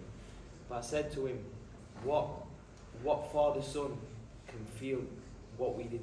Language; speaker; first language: English; native; English